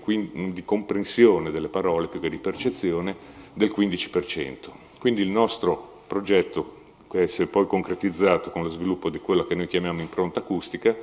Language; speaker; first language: Italian; native; Italian